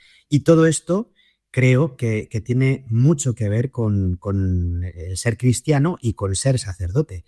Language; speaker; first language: Spanish; native; Spanish